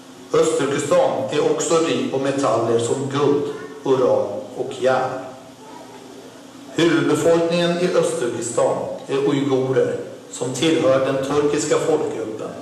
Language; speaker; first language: Swedish; non-native, fluent; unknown